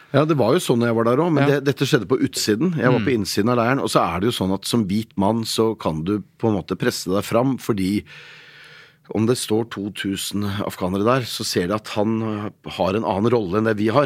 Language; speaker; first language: Norwegian; native; Norwegian